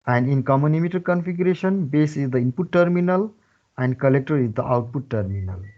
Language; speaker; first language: English; non-native, local second language; Nepali